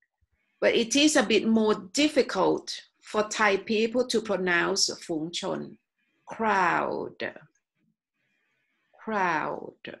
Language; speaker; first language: English; non-native, fluent; Thai